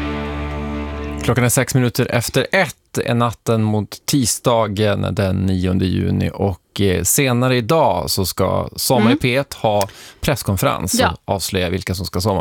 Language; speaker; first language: Swedish; native; Swedish